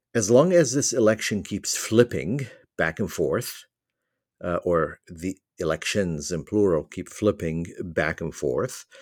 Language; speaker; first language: English; non-native, fluent; Arabic